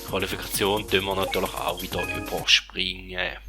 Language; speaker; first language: German; native; German